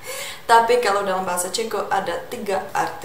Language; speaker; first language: Indonesian; non-native, fluent; Czech